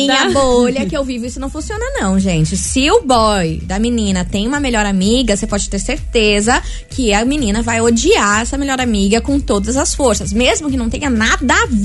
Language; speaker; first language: Portuguese; native; Portuguese